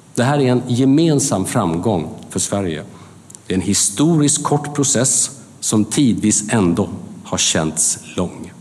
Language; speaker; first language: Swedish; native; Swedish